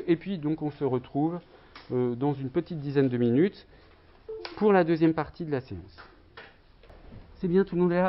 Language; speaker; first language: French; native; French